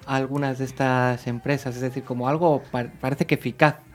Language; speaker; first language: Spanish; native; Spanish